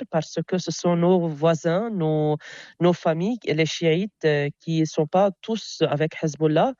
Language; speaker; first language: French; non-native, local second language; Arabic